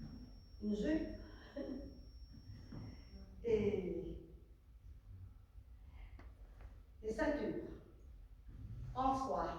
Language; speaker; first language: French; non-native, fluent; Vietnamese